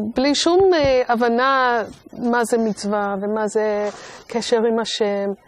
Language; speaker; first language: Hebrew; non-native, fluent; English